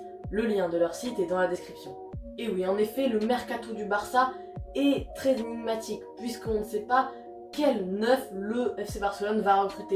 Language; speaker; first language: French; native; French